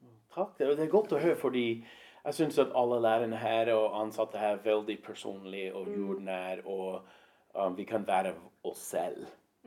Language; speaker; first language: Norwegian; non-native, learner; English